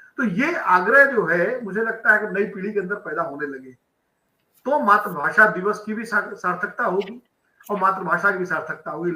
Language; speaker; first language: Hindi; native; Hindi